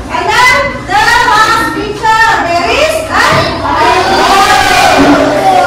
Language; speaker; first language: English; non-native, learner; Indonesian